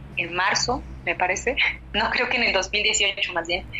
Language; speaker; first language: Spanish; native; Spanish